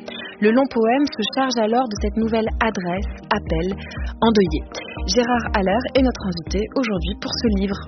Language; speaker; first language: French; native; French